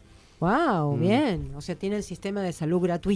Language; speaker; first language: Spanish; native; Spanish